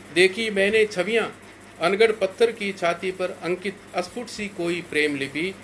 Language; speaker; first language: Hindi; native; Hindi